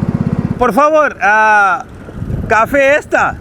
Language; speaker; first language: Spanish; non-native, learner; Hindi